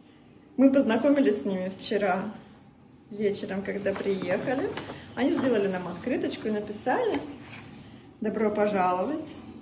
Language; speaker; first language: Russian; native; Russian